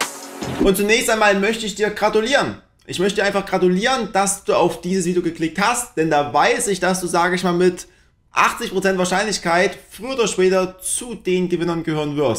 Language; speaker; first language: German; native; German